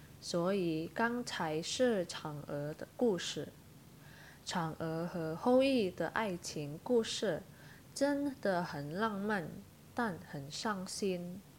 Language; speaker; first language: Chinese; non-native, fluent; Indonesian